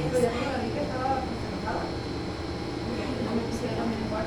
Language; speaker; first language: Spanish; native; Spanish